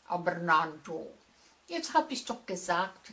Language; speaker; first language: German; non-native, fluent; Czech